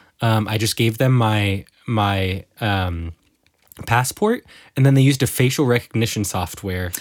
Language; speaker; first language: English; native; English